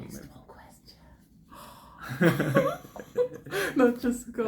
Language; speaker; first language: English; non-native, fluent; German